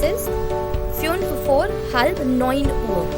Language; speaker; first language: German; non-native, fluent; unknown